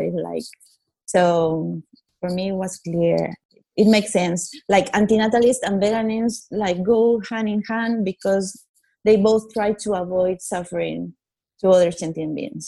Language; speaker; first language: English; non-native, fluent; Italian